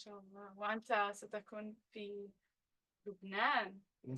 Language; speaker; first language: Arabic; non-native, learner; English